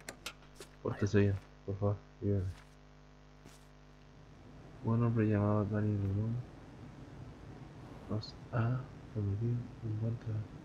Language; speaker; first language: Spanish; native; Spanish